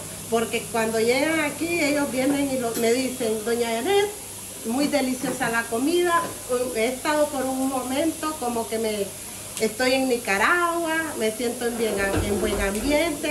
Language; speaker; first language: Spanish; native; Spanish